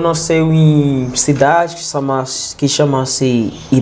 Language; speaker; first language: Portuguese; non-native, learner; Yoruba